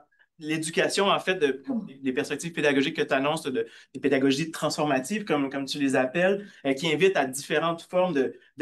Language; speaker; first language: French; native; French